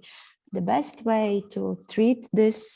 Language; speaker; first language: English; non-native, fluent; Ukrainian